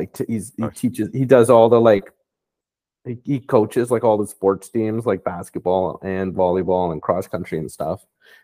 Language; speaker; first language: English; native; English